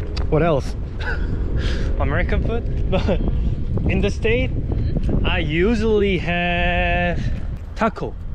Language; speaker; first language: English; non-native, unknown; Korean